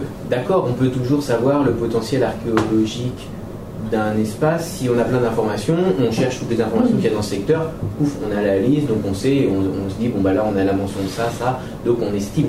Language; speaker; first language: French; native; French